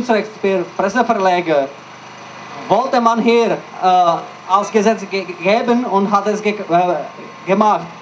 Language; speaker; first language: German; non-native, fluent; Czech